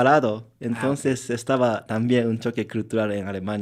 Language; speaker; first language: Spanish; non-native, learner; Japanese